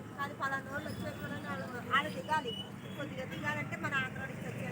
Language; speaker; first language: Telugu; native; Telugu